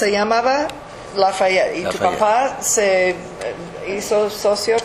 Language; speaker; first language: Spanish; early bilingual, heritage; English